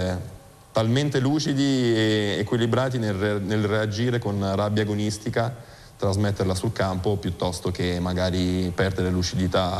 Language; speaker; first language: Italian; native; Italian